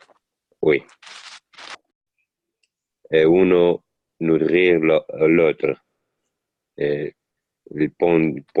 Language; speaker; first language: French; non-native, learner; Italian